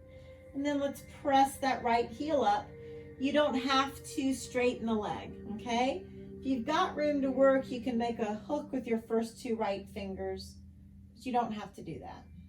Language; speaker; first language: English; native; English